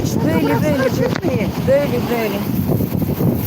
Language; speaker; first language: Turkish; non-native, learner; Arabic